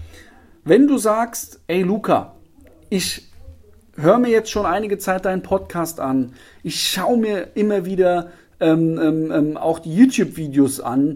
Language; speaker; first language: German; native; German